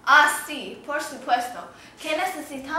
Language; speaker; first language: Spanish; non-native, learner; English